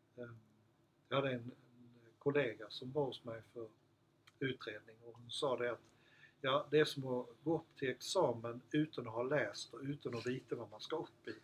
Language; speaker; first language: Swedish; native; Swedish